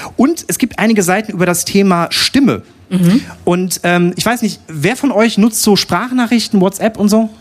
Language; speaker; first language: German; native; German